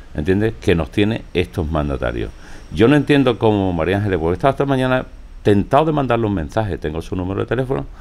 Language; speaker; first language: Spanish; native; Spanish